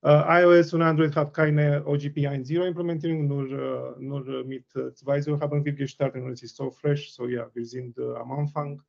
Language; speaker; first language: German; non-native, learner; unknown